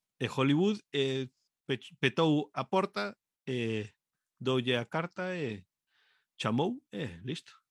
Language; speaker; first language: Galician; non-native, local second language; Spanish